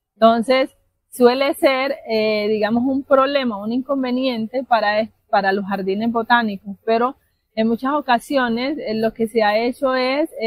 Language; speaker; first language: Spanish; native; Spanish